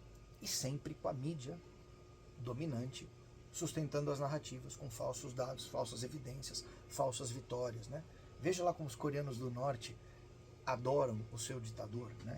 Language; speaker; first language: Portuguese; native; Portuguese